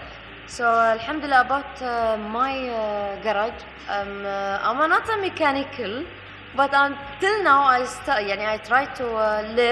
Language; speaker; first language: English; non-native, learner; Arabic